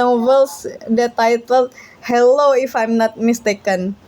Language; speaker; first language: English; non-native, learner; Indonesian